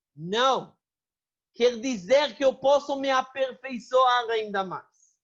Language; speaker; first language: Portuguese; non-native, fluent; Hebrew